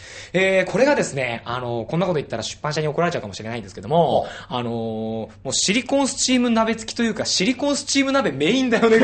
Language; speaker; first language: Japanese; native; Japanese